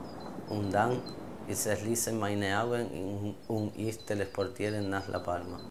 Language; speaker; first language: German; non-native, learner; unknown